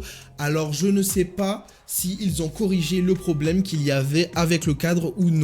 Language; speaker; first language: French; native; French